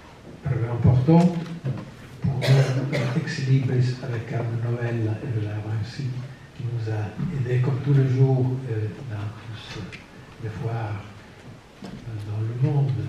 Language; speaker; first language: French; non-native, fluent; Italian